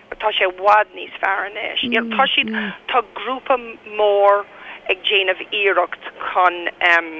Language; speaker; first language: Irish; non-native, local second language; English